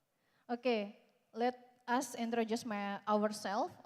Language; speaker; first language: English; non-native, learner; Indonesian